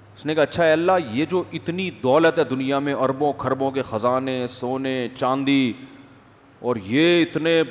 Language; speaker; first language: Urdu; native; Urdu